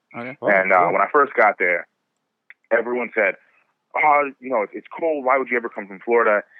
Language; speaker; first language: English; native; English